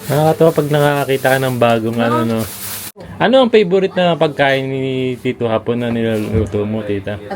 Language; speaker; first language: Filipino; native; Filipino